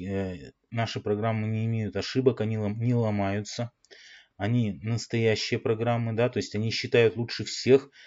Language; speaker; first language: Russian; native; Russian